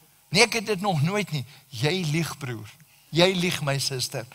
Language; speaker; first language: Afrikaans; native; Afrikaans